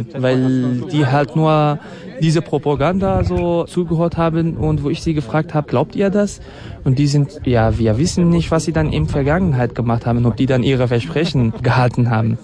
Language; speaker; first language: German; non-native, fluent; Kurdish